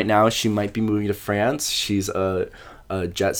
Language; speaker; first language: English; native; English